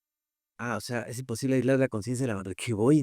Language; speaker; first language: Spanish; native; Spanish